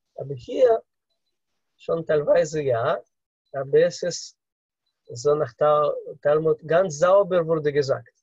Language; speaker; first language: German; non-native, fluent; Russian